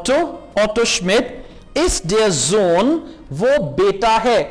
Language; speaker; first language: German; non-native, fluent; Urdu